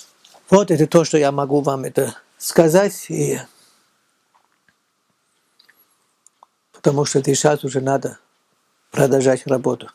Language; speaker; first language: Russian; non-native, fluent; German